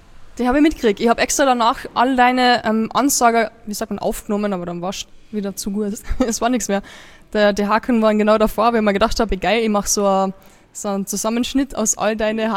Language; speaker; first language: German; native; German